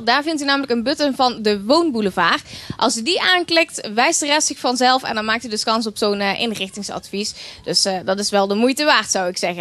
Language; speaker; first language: Dutch; native; Dutch